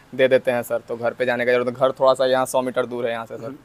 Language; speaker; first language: Hindi; native; Hindi